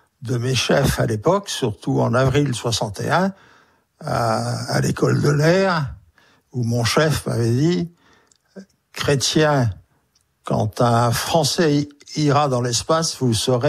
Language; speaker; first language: French; native; French